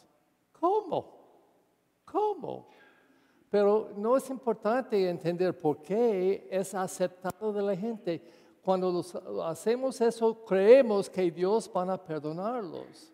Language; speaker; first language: Spanish; non-native, fluent; English